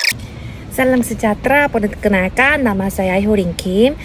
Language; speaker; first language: Indonesian; non-native, learner; Korean